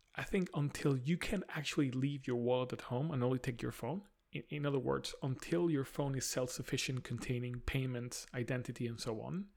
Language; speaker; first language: English; non-native, fluent; Spanish